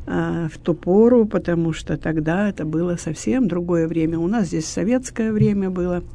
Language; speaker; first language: Russian; native; Russian